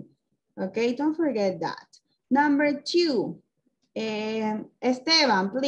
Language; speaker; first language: English; non-native, local second language; Spanish